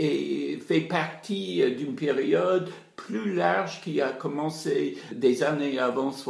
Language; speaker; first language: French; non-native, fluent; English